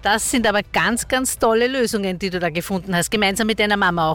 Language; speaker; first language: German; native; German